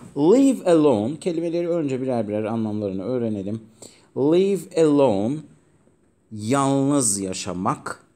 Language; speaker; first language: Turkish; native; Turkish